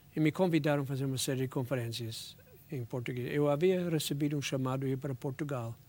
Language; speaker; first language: Portuguese; non-native, fluent; English